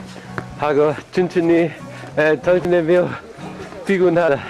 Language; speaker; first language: Korean; non-native, learner; English